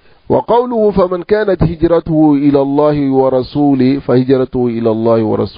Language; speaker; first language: Arabic; non-native, fluent; Wolof